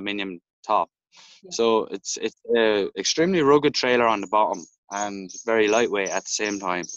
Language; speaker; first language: English; native; English